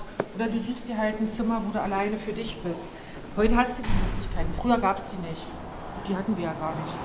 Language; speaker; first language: German; native; German